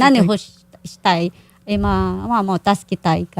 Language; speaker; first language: Japanese; non-native, learner; Filipino